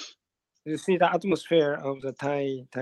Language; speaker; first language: English; non-native, learner; Japanese